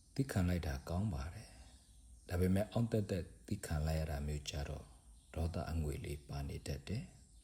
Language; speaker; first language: Burmese; non-native, fluent; Korean